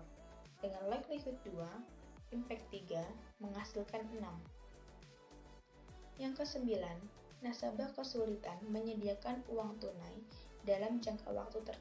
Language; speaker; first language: Indonesian; native; Indonesian